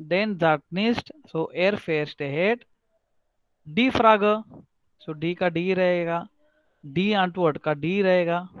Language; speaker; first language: Hindi; non-native, local second language; Marathi